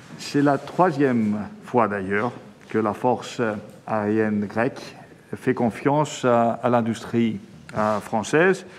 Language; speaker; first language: French; non-native, fluent; Greek